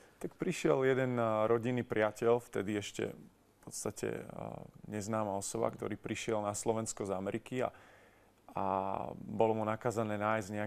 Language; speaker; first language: Slovak; native; Slovak